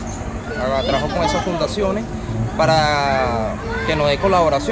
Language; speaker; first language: Spanish; native; Spanish